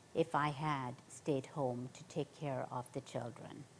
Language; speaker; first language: English; native; English